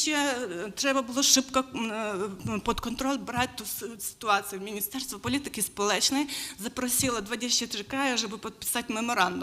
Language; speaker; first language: Polish; non-native, learner; Ukrainian